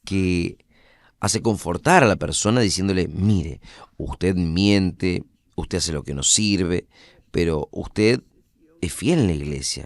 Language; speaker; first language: Spanish; non-native, fluent; Portuguese